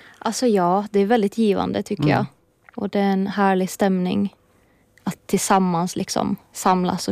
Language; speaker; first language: Swedish; native; Swedish